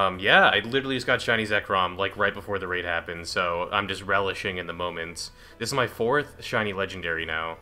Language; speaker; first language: English; native; English